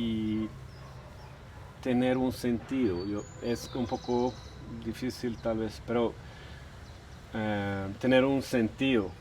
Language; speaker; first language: Spanish; non-native, fluent; Swedish